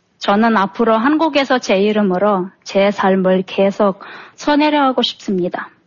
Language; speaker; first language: Korean; non-native, fluent; Turkmen